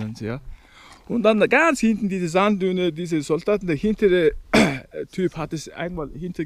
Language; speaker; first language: German; non-native, learner; Mongolian